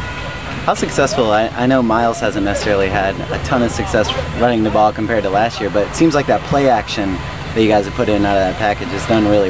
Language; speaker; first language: English; native; English